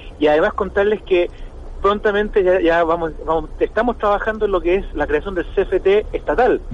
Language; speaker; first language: Spanish; native; Spanish